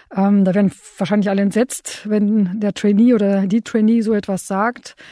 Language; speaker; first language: German; early bilingual, other home language; Romanian